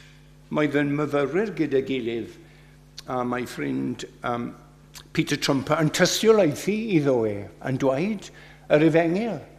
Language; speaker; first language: Welsh; non-native, fluent; English